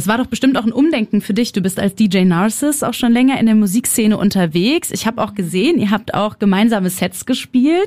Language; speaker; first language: German; native; German